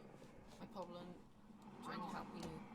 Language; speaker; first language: Welsh; non-native, learner; English